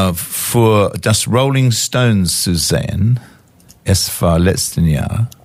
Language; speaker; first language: German; non-native, learner; English